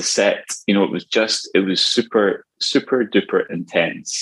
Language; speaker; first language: English; native; English